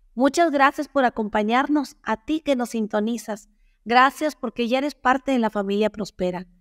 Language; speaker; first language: Spanish; native; Spanish